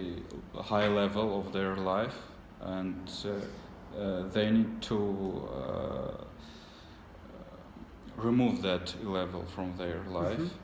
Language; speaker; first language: English; non-native, learner; Armenian